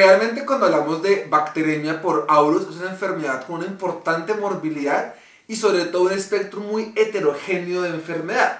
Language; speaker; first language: Spanish; native; Spanish